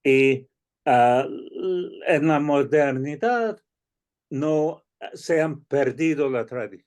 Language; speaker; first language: Spanish; non-native, fluent; English